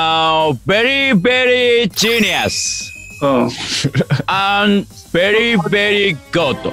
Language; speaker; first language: English; non-native, learner; Japanese